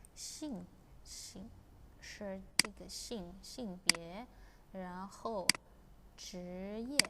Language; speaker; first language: Chinese; non-native, fluent; Indonesian